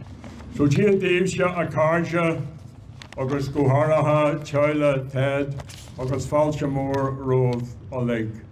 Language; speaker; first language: Irish; non-native, local second language; English